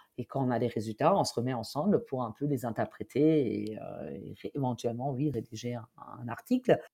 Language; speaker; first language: French; non-native, fluent; German